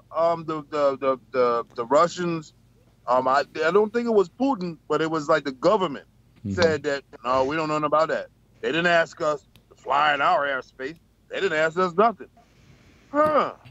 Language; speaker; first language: English; native; English